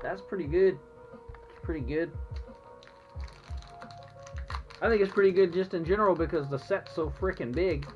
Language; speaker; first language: English; native; English